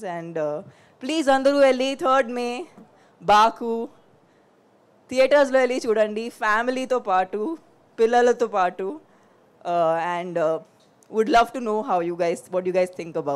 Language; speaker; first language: Telugu; non-native, fluent; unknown